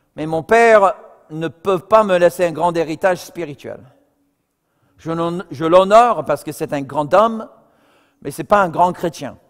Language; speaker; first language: French; non-native, fluent; English